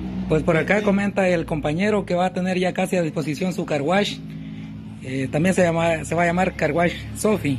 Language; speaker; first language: Spanish; native; Spanish